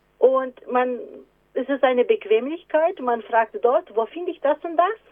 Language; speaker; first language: German; non-native, fluent; Romanian